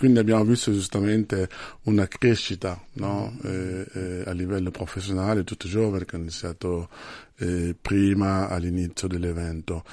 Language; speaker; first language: Italian; non-native, fluent; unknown